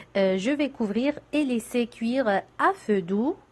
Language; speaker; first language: French; non-native, local second language; Arabic